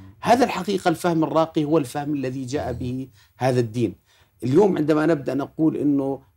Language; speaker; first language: Arabic; native; Arabic